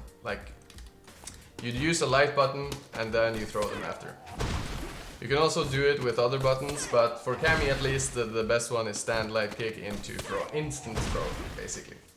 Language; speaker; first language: English; non-native, fluent; Norwegian